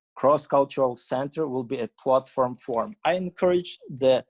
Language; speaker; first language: English; non-native, fluent; Ukrainian